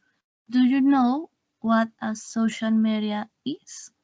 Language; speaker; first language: English; non-native, learner; Spanish